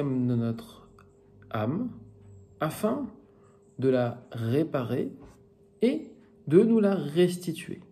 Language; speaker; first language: French; native; French